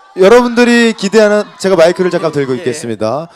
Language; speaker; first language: Korean; native; Korean